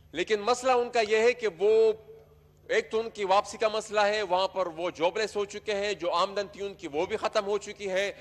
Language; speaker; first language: Urdu; non-native, local second language; Pashto